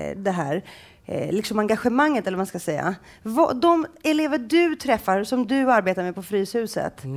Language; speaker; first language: Swedish; native; Swedish